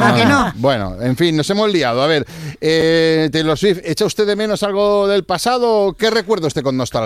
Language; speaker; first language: Spanish; native; Spanish